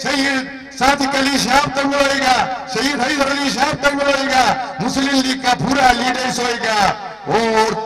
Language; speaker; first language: Hindi; non-native, local second language; Malayalam